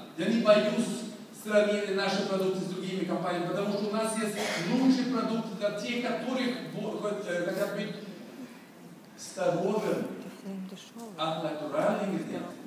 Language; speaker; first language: Russian; non-native, learner; Swedish